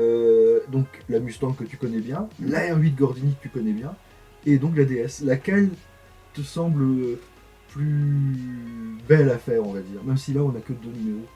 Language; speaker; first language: French; native; French